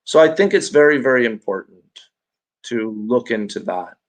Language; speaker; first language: English; non-native, local second language; Filipino